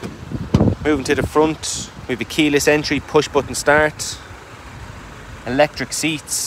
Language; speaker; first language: English; native; English